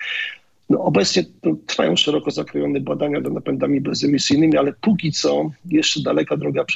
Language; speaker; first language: Polish; native; Polish